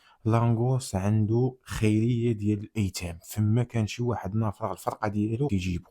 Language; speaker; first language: Arabic; native; Arabic